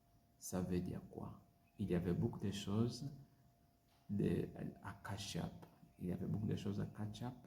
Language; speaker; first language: French; non-native, learner; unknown